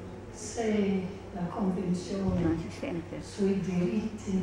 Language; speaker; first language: Italian; non-native, learner; English